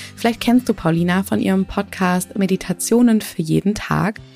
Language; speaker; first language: German; native; German